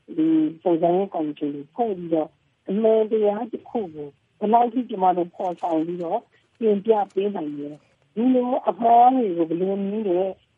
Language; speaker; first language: Burmese; native; Burmese